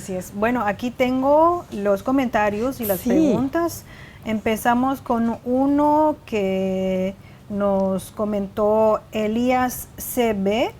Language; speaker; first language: Spanish; non-native, fluent; Chinese